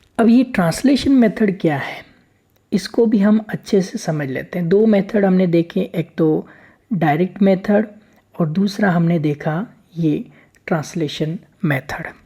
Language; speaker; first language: Hindi; native; Hindi